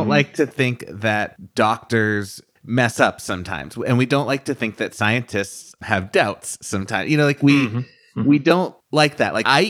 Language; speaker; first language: English; native; English